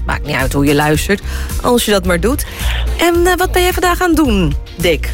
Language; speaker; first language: Dutch; native; Dutch